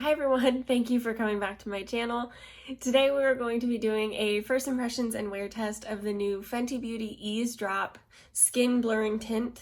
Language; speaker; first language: English; native; English